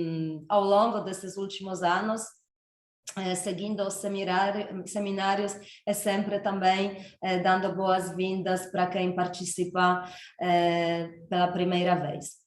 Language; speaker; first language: Portuguese; non-native, fluent; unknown